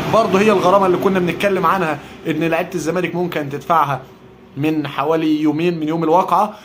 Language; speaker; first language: Arabic; native; Arabic